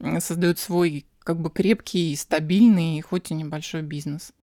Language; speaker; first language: Russian; native; Russian